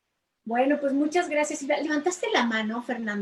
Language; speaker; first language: Spanish; native; Spanish